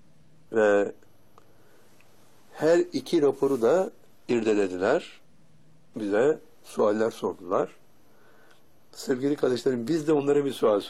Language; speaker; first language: Turkish; native; Turkish